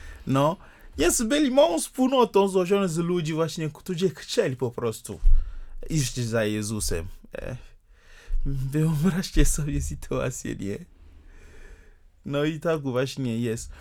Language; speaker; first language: Polish; non-native, fluent; Ewe